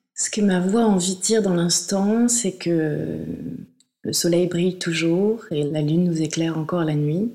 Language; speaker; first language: French; native; French